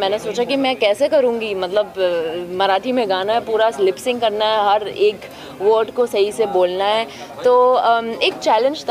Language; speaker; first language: Hindi; non-native, fluent; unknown